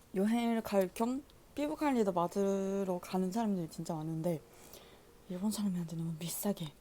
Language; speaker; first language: Korean; non-native, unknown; Japanese